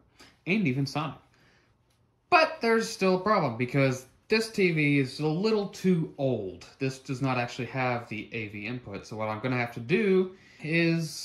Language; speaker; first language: English; native; English